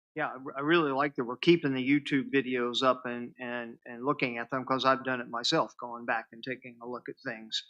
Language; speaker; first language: English; native; English